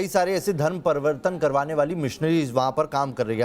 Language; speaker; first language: Hindi; native; Hindi